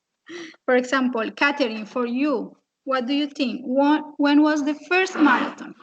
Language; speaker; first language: English; non-native, fluent; Spanish